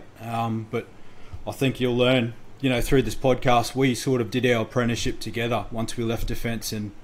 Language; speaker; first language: English; native; English